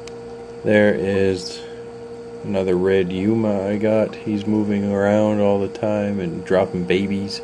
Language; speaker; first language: English; native; English